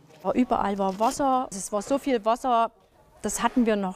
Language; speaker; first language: German; native; German